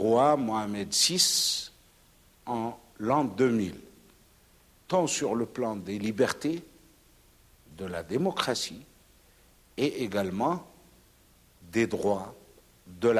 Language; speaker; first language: French; non-native, local second language; Arabic